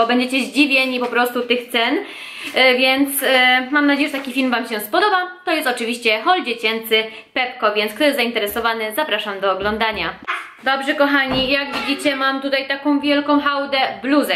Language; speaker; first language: Polish; native; Polish